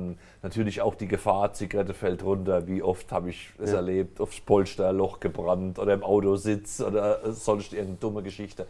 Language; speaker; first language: German; native; German